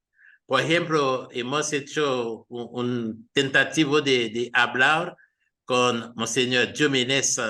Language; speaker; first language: Spanish; non-native, fluent; Haitian Creole